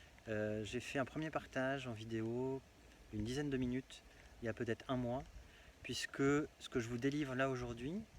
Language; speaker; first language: French; native; French